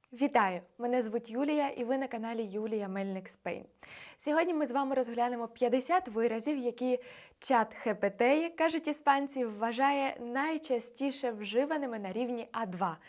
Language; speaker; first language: Ukrainian; native; Ukrainian